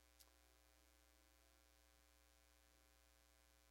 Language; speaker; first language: English; native; English